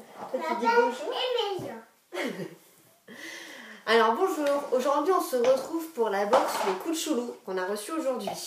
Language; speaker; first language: French; native; French